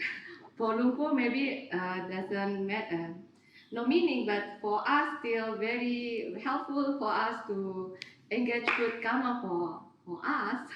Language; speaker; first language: English; non-native, learner; Indonesian